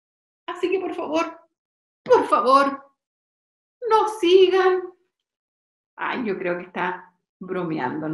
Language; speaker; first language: Spanish; native; Spanish